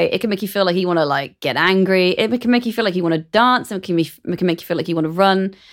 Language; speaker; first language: English; native; English